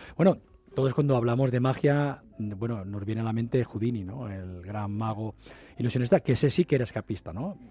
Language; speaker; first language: Spanish; native; Spanish